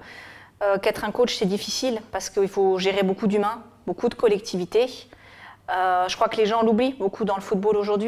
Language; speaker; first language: French; native; French